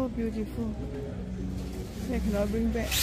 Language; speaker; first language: English; non-native, learner; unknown